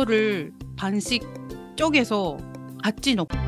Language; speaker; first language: Korean; non-native, learner; Japanese